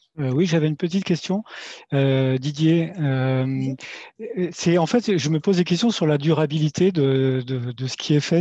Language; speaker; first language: French; native; French